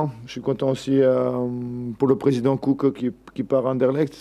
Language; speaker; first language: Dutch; non-native, learner; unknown